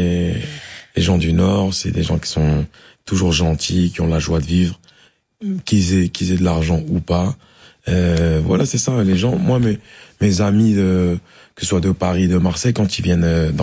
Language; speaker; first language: French; native; French